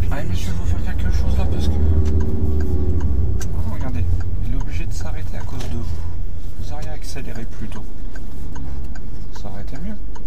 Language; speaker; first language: French; native; French